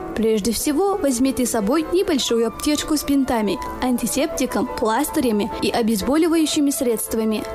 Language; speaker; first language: Russian; non-native, local second language; Tajik